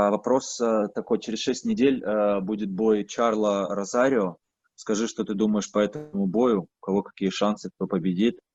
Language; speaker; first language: Russian; native; Russian